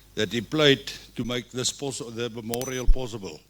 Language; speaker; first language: English; non-native, local second language; Afrikaans